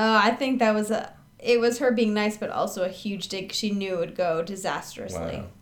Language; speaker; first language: English; native; English